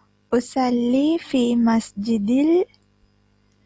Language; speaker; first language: Arabic; non-native, learner; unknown